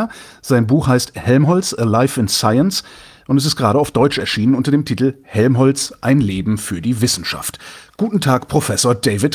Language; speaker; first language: German; native; German